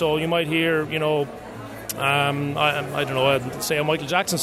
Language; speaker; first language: English; native; English